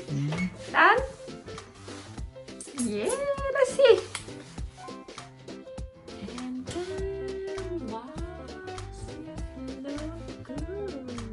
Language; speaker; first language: English; non-native, learner; Thai